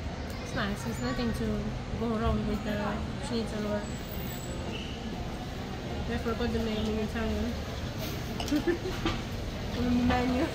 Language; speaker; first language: English; non-native, fluent; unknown